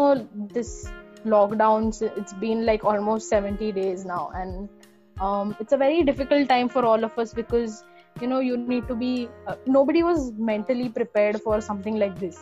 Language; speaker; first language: English; non-native, local second language; Hindi